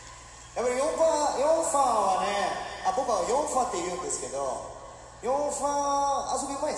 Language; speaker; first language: Japanese; non-native, fluent; Korean